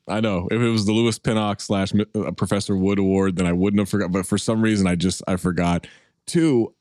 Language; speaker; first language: English; native; English